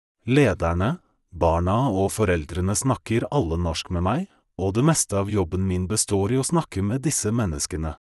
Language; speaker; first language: Norwegian; non-native, fluent; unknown